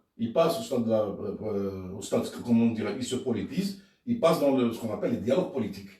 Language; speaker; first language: French; non-native, local second language; Arabic